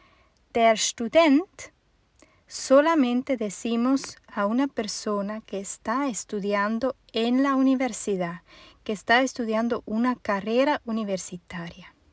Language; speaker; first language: Spanish; non-native, fluent; German